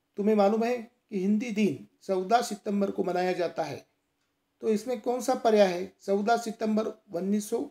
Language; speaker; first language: Hindi; non-native, local second language; Marathi